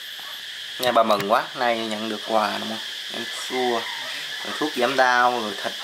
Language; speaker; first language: Vietnamese; native; Vietnamese